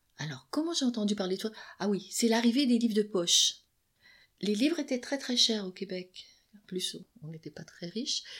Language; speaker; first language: French; native; French